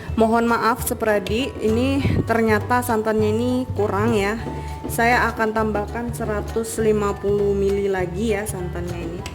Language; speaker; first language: Indonesian; native; Indonesian